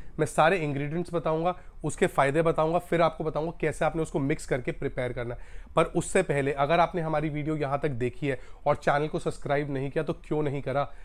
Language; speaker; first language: Hindi; native; Hindi